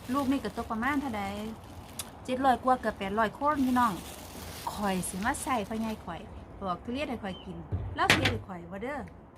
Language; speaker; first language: Thai; native; Thai